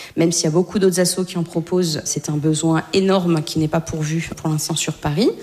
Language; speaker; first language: French; native; French